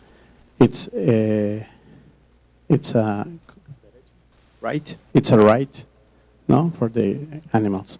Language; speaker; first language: English; non-native, learner; Spanish